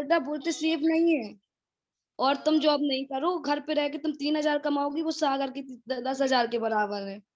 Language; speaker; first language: Hindi; native; Hindi